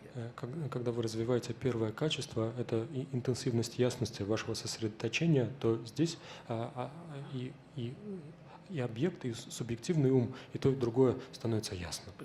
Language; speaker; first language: Russian; native; Russian